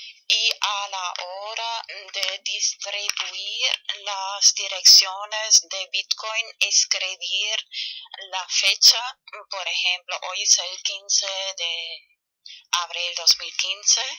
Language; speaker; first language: Spanish; non-native, fluent; German